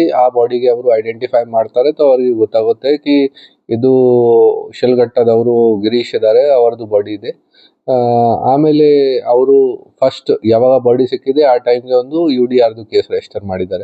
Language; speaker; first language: Kannada; non-native, fluent; Hindi